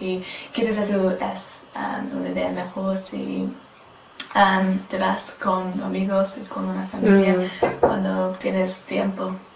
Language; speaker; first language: Spanish; non-native, learner; English